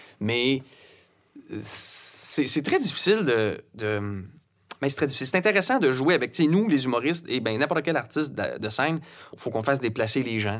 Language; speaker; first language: French; native; French